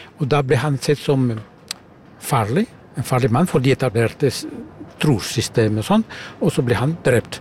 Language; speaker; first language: Norwegian; non-native, fluent; German